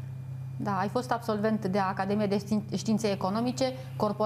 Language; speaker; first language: Romanian; native; Romanian